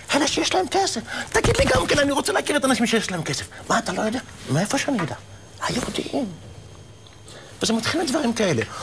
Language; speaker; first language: Hebrew; native; Hebrew